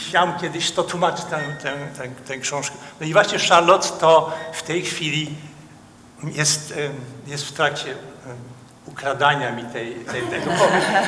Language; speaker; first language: Polish; non-native, fluent; Dutch